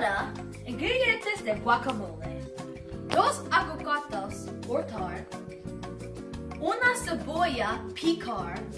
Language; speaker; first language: Spanish; non-native, learner; English